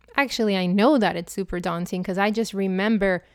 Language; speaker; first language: English; non-native, fluent; Spanish